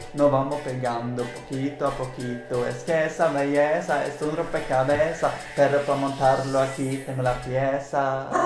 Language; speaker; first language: Spanish; non-native, learner; Swedish